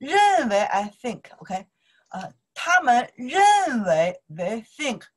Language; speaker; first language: English; non-native, learner; Chinese